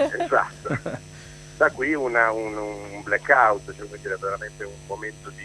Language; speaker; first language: Italian; native; Italian